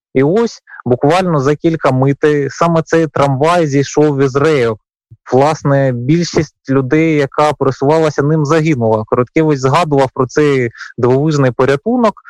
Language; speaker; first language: Ukrainian; native; Ukrainian